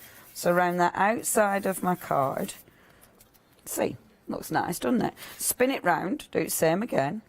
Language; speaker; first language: English; native; English